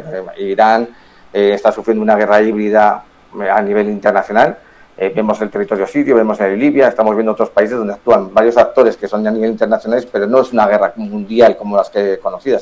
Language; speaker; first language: Spanish; native; Spanish